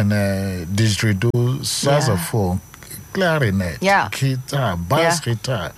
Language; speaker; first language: Dutch; non-native, learner; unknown